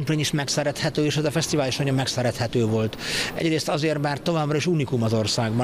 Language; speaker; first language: Hungarian; native; Hungarian